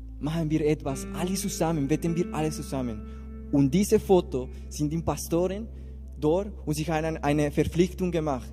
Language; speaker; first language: German; non-native, learner; Spanish